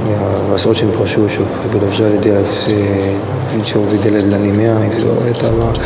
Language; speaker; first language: Russian; early bilingual, heritage; Russian